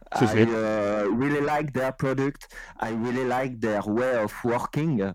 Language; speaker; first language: English; non-native, learner; French